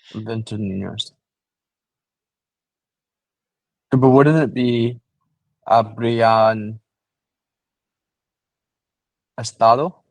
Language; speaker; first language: Spanish; non-native, learner; English